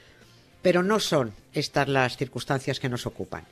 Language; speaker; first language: Spanish; native; Spanish